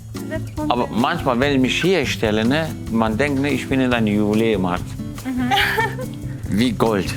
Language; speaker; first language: German; non-native, learner; Turkish